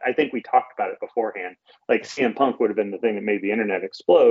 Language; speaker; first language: English; native; English